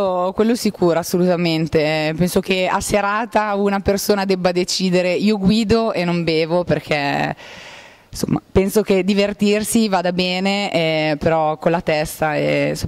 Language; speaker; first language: Italian; native; Italian